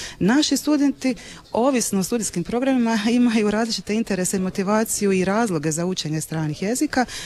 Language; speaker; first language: Croatian; native; Croatian